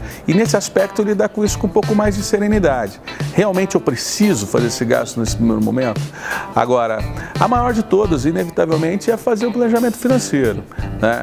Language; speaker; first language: Portuguese; native; Portuguese